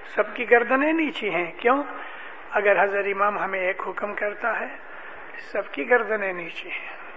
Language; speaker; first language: Urdu; non-native, local second language; Gujarati